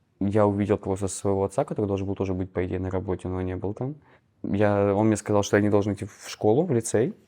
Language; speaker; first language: Russian; native; Russian